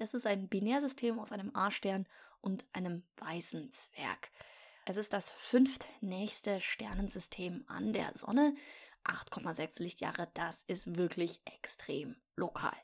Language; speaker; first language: German; native; German